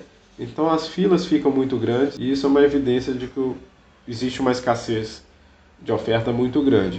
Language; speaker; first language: Portuguese; native; Portuguese